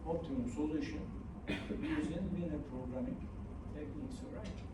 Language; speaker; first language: English; non-native, fluent; Turkish